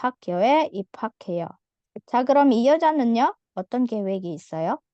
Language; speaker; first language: Korean; non-native, fluent; Indonesian